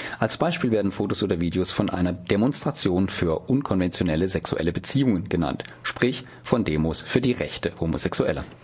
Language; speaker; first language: German; native; German